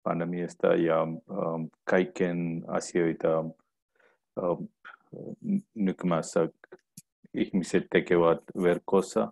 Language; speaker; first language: Finnish; non-native, learner; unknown